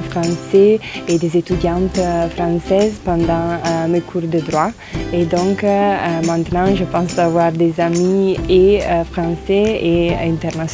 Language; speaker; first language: French; non-native, fluent; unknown